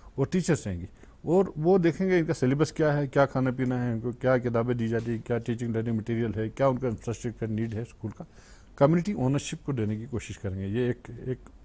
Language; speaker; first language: Urdu; non-native, local second language; Kashmiri